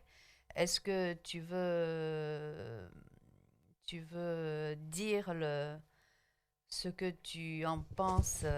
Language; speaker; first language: French; non-native, local second language; Chinese